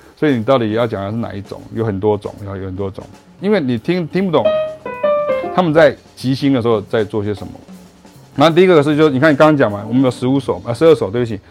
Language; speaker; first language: Chinese; native; Chinese